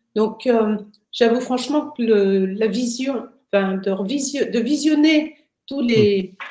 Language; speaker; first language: French; native; French